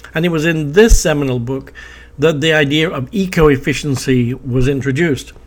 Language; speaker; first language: English; native; English